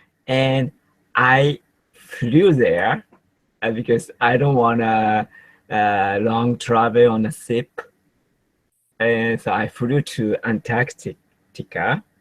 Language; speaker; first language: English; non-native, learner; Japanese